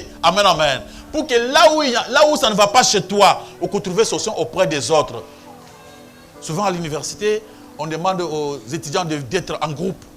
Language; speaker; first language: French; non-native, local second language; Lingala